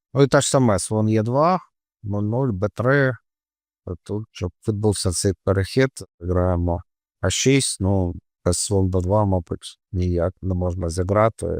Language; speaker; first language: Ukrainian; non-native, local second language; Russian